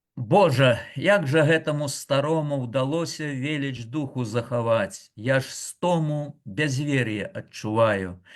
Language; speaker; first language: Belarusian; native; Belarusian